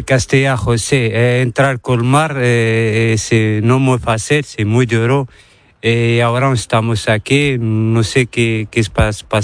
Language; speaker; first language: Spanish; non-native, learner; Arabic